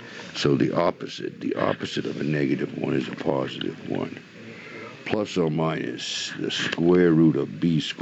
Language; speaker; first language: English; native; English